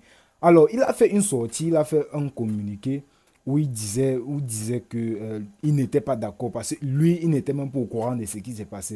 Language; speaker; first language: French; native; French